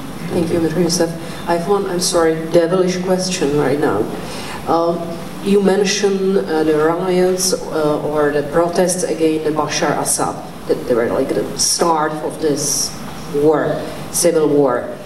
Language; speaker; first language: English; non-native, fluent; Czech